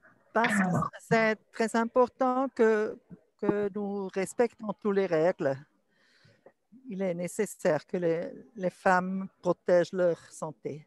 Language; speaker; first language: French; non-native, local second language; German